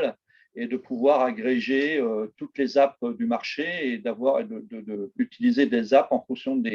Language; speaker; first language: French; native; French